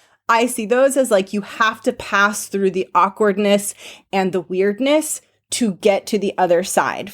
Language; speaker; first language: English; native; English